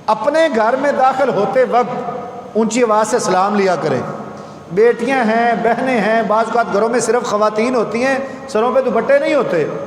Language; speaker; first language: Urdu; non-native, local second language; Punjabi